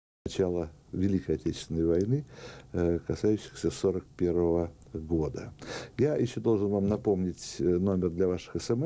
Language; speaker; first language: Russian; native; Russian